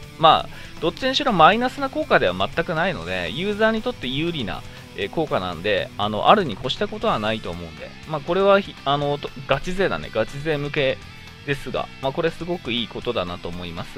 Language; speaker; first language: Japanese; native; Japanese